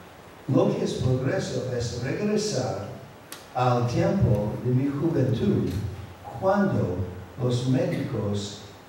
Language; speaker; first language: Spanish; non-native, fluent; English